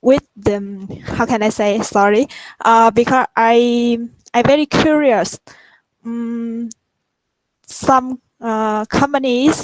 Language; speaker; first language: English; non-native, learner; Vietnamese